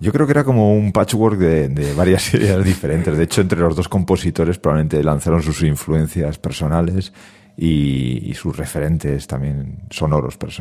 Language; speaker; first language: Spanish; native; Spanish